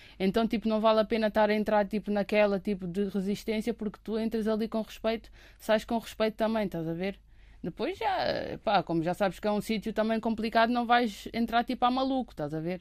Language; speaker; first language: Portuguese; native; Portuguese